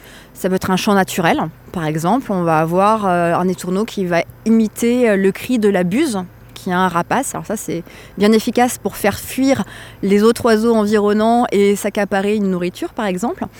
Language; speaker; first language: French; native; French